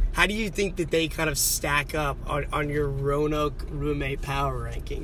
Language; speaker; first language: English; native; English